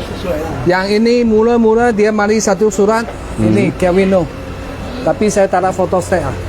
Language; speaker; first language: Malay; non-native, local second language; Cantonese